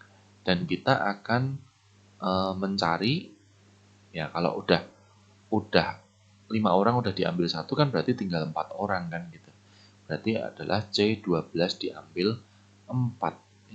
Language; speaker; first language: Indonesian; native; Indonesian